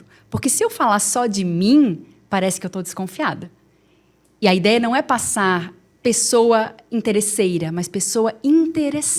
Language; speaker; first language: Portuguese; native; Portuguese